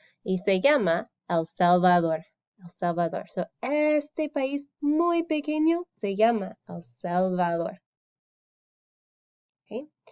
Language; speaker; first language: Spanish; non-native, fluent; English